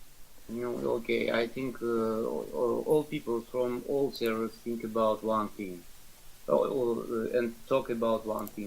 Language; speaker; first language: English; non-native, learner; Russian